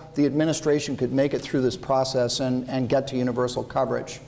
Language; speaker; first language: English; native; English